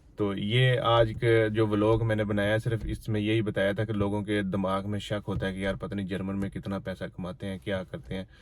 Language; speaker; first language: Urdu; non-native, local second language; Punjabi